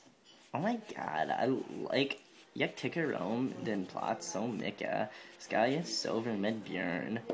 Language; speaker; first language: Swedish; non-native, learner; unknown